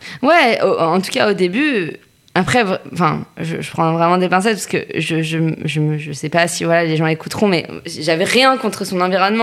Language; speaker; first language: French; native; French